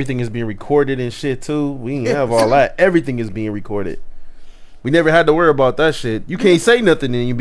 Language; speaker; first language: English; native; English